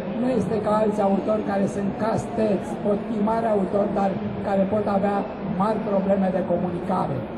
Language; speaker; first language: Romanian; native; Romanian